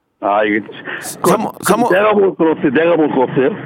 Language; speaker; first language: Korean; native; Korean